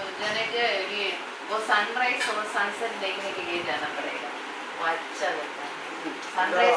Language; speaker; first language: Hindi; non-native, local second language; Malayalam